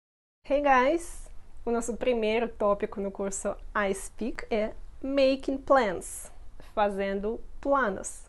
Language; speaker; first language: Portuguese; non-native, fluent; Russian